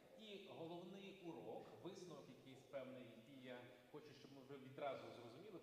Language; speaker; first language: Ukrainian; native; Ukrainian